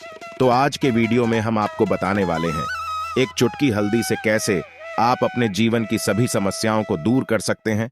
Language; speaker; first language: Hindi; native; Hindi